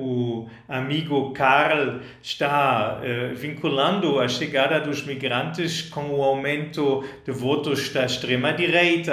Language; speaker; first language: Portuguese; non-native, fluent; German